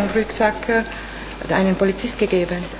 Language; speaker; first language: German; non-native, fluent; Italian